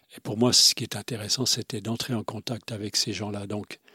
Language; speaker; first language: French; non-native, fluent; Swiss German